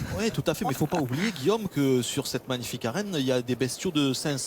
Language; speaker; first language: French; native; French